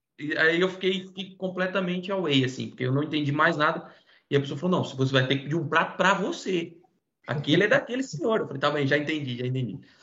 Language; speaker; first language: Portuguese; native; Portuguese